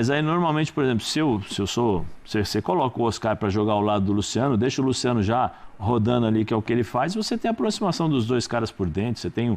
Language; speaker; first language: Portuguese; native; Portuguese